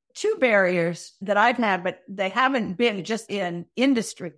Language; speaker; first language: English; native; English